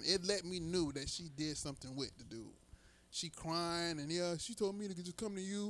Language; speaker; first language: English; native; English